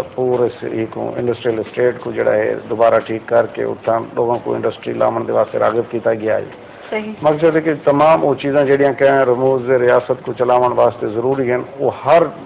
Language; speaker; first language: Punjabi; non-native, local second language; Saraiki